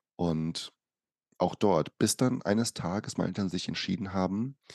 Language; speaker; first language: German; early bilingual, other home language; Portuguese